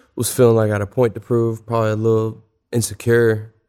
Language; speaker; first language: English; native; English